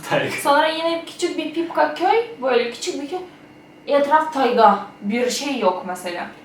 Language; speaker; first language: Turkish; non-native, fluent; Ukrainian